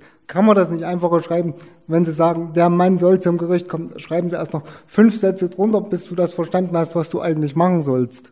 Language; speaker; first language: German; native; German